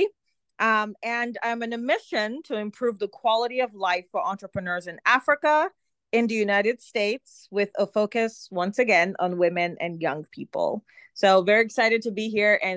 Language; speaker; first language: English; non-native, local second language; Yoruba